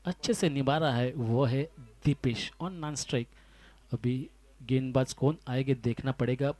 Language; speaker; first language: Hindi; non-native, local second language; Marathi